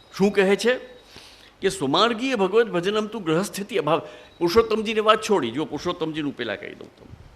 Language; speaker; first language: Gujarati; non-native, local second language; Hindi